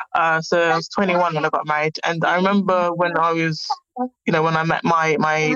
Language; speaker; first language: English; native; English